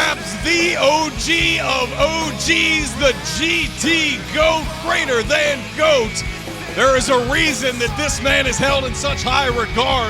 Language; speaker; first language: English; native; English